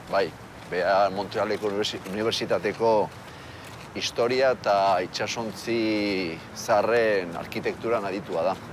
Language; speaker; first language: Basque; native; Basque